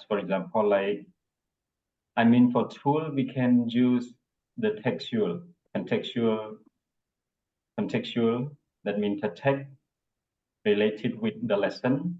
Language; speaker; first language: English; non-native, learner; Khmer